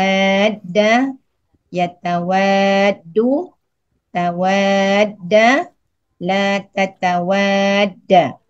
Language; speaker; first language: Arabic; non-native, learner; Malay